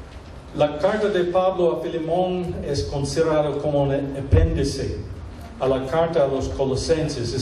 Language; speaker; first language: Spanish; non-native, fluent; English